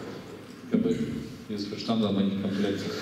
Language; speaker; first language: German; non-native, learner; Russian